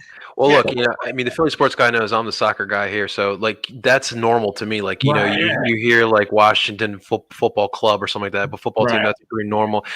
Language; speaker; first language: English; native; English